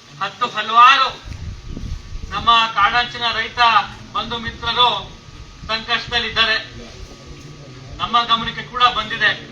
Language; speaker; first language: Kannada; native; Kannada